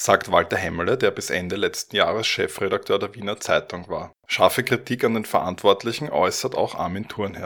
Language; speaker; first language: German; native; German